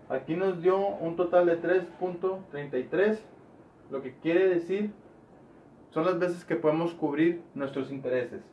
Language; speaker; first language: Spanish; native; Spanish